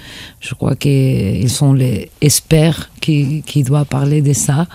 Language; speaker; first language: French; non-native, fluent; Spanish